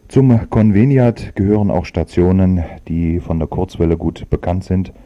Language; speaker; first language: German; native; German